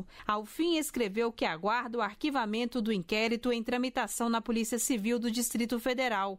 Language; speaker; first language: Portuguese; native; Portuguese